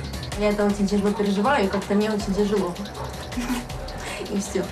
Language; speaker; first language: Ukrainian; non-native, local second language; Russian